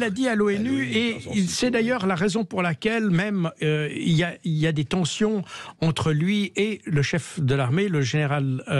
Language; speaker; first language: French; native; French